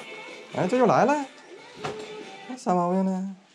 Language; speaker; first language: Chinese; native; Chinese